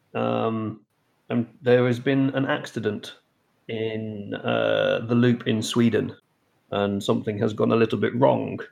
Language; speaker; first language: English; native; English